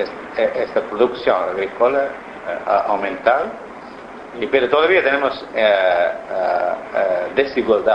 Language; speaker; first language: Spanish; non-native, learner; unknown